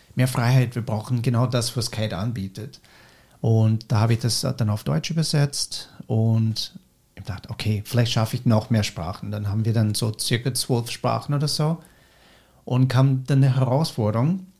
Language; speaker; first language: German; non-native, fluent; English